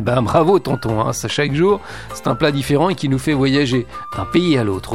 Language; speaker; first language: French; native; French